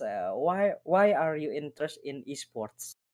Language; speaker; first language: English; non-native, learner; Indonesian